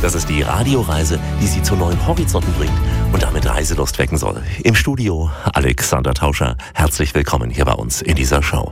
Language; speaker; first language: German; native; German